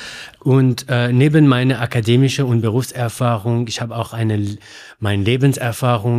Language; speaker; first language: German; non-native, learner; Arabic